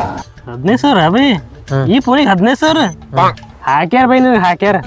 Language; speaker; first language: Kannada; native; Kannada